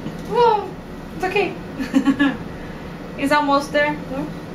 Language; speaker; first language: English; non-native, learner; Portuguese